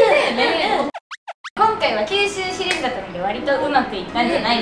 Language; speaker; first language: Japanese; native; Japanese